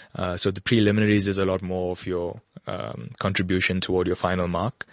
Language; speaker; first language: English; native; English